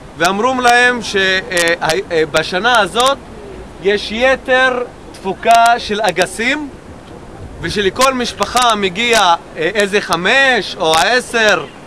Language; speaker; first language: Hebrew; non-native, local second language; Arabic